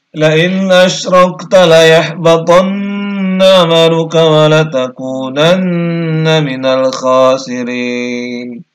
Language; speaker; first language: Arabic; non-native, learner; Indonesian